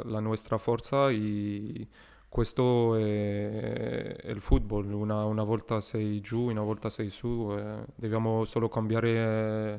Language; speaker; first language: Italian; non-native, learner; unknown